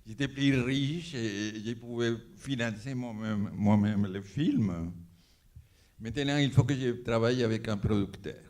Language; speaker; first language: French; non-native, fluent; Spanish